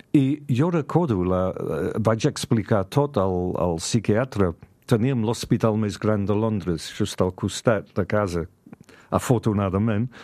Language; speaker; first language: Catalan; non-native, fluent; English